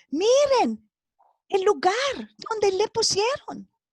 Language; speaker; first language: Spanish; non-native, fluent; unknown